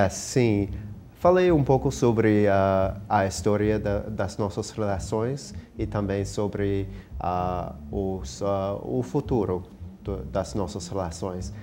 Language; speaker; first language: Portuguese; non-native, fluent; English